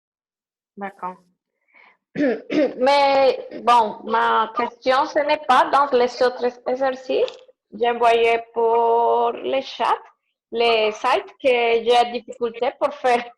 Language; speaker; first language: French; non-native, learner; Spanish